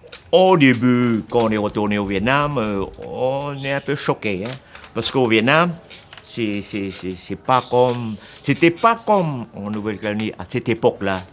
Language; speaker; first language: French; non-native, local second language; Vietnamese